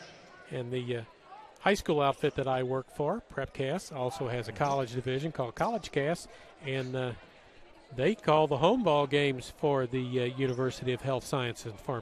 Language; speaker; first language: English; native; English